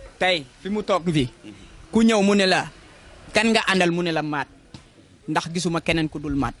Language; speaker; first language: Wolof; non-native, local second language; Serer